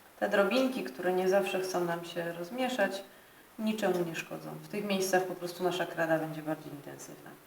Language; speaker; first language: Polish; native; Polish